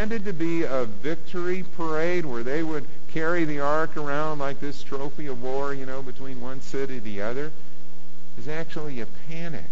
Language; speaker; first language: English; native; English